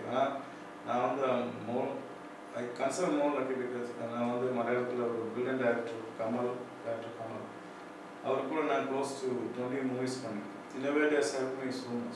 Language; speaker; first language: Tamil; non-native, local second language; Malayalam